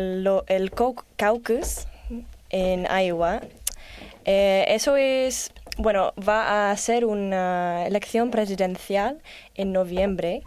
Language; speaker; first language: Spanish; non-native, learner; English